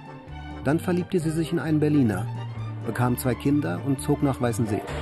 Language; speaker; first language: German; native; German